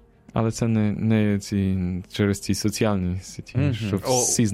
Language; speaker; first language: Ukrainian; non-native, fluent; Polish